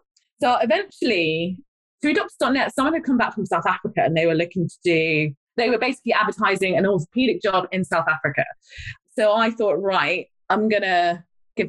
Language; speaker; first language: English; native; English